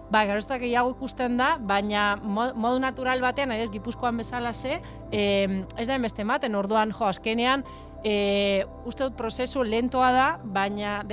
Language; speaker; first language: Basque; non-native, local second language; Spanish